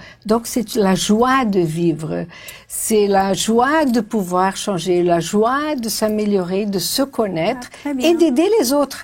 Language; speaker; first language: French; non-native, fluent; Portuguese